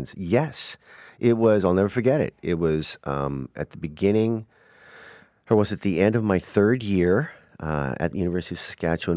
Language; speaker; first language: English; native; English